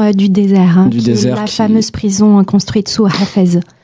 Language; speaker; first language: French; native; French